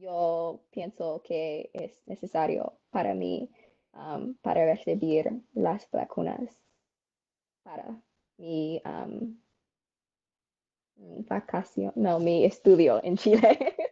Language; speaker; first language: Spanish; non-native, learner; English